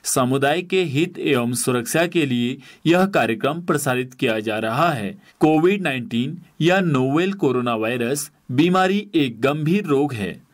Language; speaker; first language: Hindi; native; Hindi